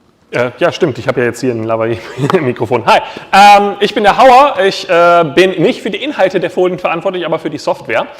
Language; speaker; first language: German; native; German